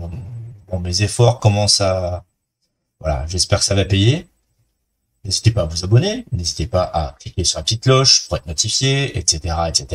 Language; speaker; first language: French; native; French